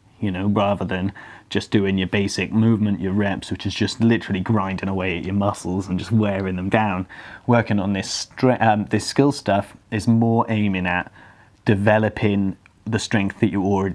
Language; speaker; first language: English; native; English